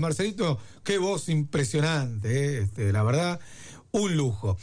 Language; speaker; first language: Spanish; native; Spanish